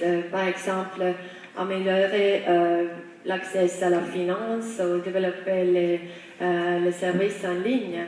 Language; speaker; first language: French; non-native, fluent; Estonian